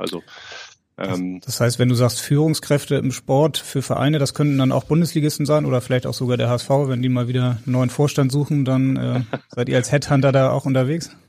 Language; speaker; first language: German; native; German